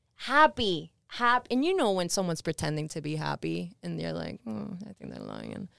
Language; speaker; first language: English; early bilingual, other home language; Spanish